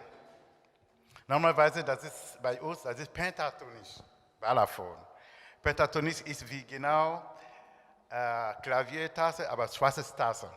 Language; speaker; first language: German; non-native, learner; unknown